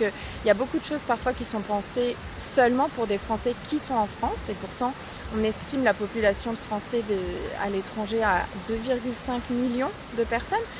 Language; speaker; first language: French; native; French